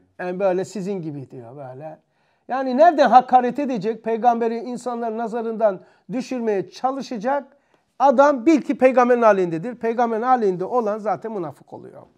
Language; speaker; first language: Turkish; native; Turkish